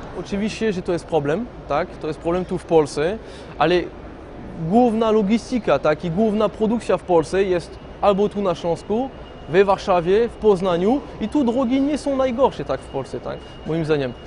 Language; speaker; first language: Polish; non-native, fluent; French